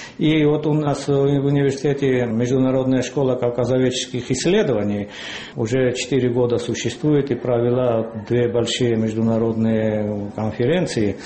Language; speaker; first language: Russian; native; Russian